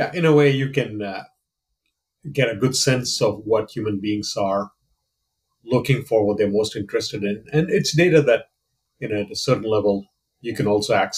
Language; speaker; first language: English; non-native, local second language; Malayalam